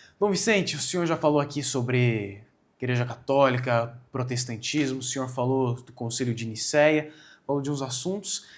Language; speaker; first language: Portuguese; native; Portuguese